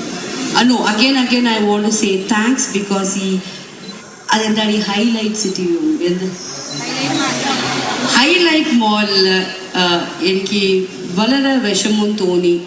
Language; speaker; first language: Malayalam; non-native, local second language; Tamil